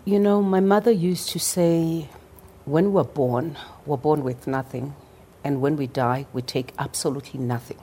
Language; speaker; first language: English; non-native, local second language; Zulu